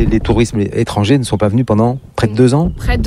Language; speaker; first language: French; native; French